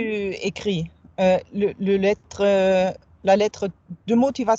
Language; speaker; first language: French; non-native, fluent; German